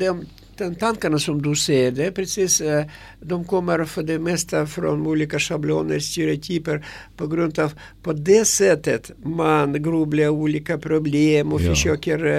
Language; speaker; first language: Swedish; non-native, fluent; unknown